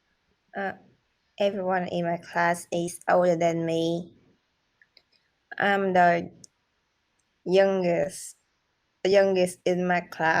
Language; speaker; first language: English; non-native, learner; Vietnamese